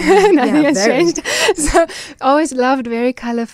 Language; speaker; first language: English; non-native, fluent; German